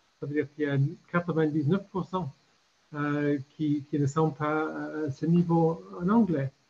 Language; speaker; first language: French; non-native, fluent; English